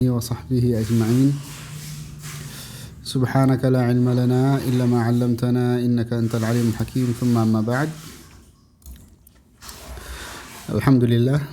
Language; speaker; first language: Arabic; non-native, fluent; Indonesian